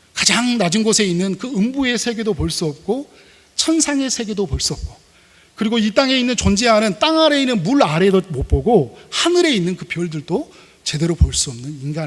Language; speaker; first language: Korean; native; Korean